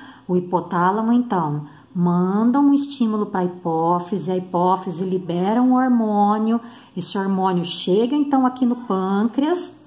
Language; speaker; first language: Portuguese; native; Portuguese